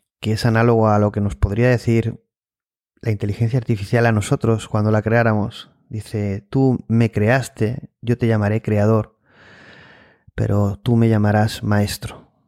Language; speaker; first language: Spanish; native; Spanish